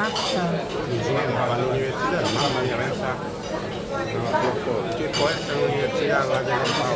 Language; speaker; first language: Italian; non-native, learner; Portuguese